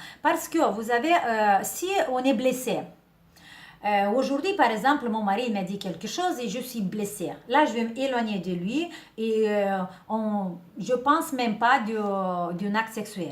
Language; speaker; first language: French; non-native, fluent; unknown